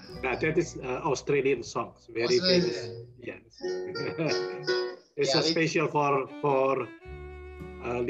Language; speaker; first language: English; non-native, learner; Indonesian